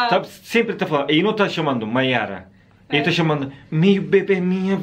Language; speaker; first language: Portuguese; non-native, learner; Turkish